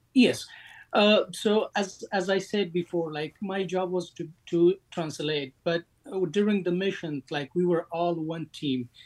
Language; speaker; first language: English; non-native, fluent; Persian